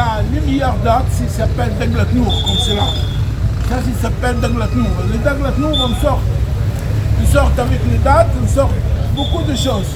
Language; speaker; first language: French; non-native, learner; Arabic